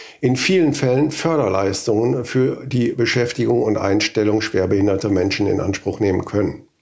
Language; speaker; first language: German; native; German